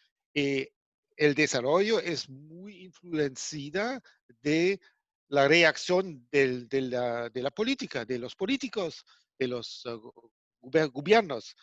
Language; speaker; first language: Spanish; non-native, fluent; German